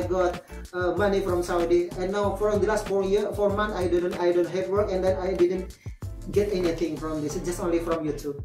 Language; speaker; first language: English; non-native, learner; Indonesian